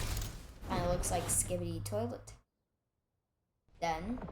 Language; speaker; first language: English; native; English